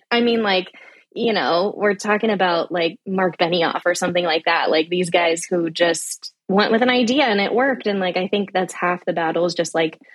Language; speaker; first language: English; native; English